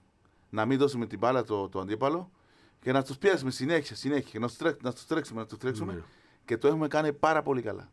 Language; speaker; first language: Greek; non-native, fluent; Spanish